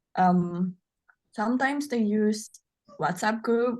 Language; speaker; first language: English; non-native, learner; Indonesian